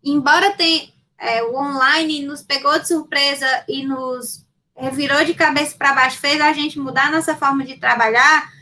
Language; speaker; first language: Portuguese; native; Portuguese